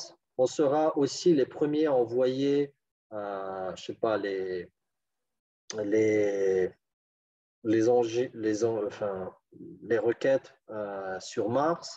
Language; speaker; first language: French; non-native, fluent; Ukrainian